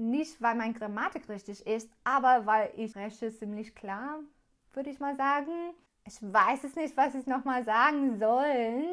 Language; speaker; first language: German; non-native, learner; English